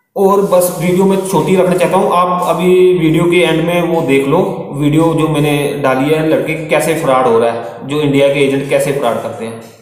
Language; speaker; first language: Hindi; native; Hindi